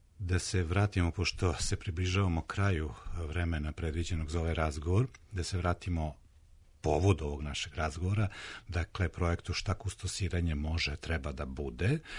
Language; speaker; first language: Serbian; native; Serbian